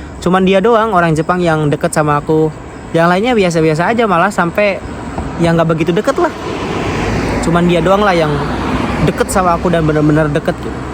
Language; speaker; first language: Indonesian; native; Indonesian